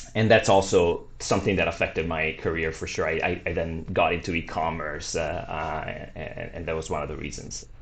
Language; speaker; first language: English; non-native, fluent; Italian